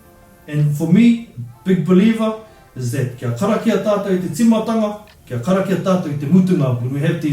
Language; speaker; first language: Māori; non-native, local second language; English